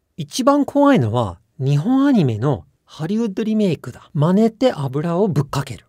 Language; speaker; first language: Japanese; non-native, fluent; English